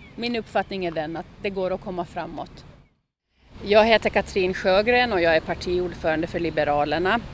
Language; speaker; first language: Swedish; native; Swedish